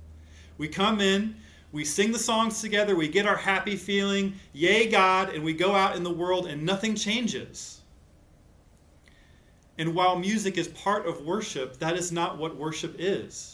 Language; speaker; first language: English; native; English